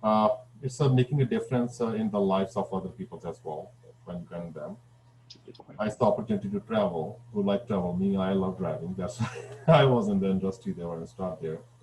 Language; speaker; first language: English; non-native, fluent; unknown